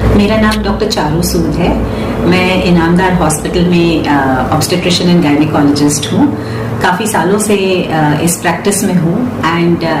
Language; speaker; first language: Hindi; native; Hindi